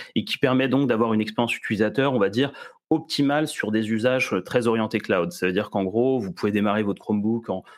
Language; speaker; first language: French; early bilingual, other home language; Serbian